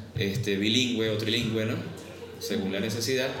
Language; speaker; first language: Spanish; native; Spanish